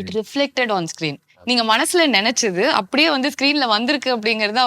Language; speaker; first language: Tamil; native; Tamil